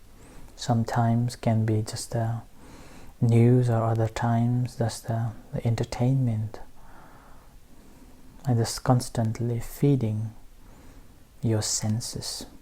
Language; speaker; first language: English; non-native, fluent; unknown